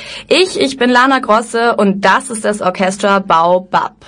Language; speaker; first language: German; native; German